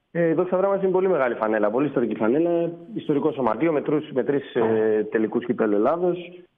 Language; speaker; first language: Greek; native; Greek